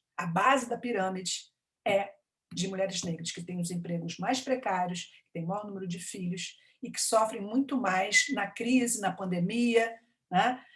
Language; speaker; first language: Portuguese; native; Portuguese